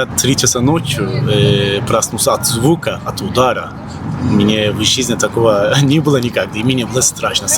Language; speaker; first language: Russian; non-native, learner; Turkish